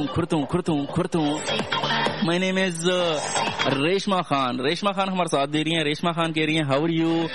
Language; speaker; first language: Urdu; non-native, local second language; Pashto